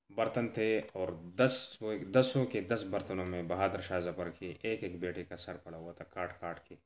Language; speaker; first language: Urdu; non-native, local second language; Pashto